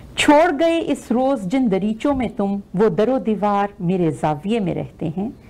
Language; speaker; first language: Urdu; native; Urdu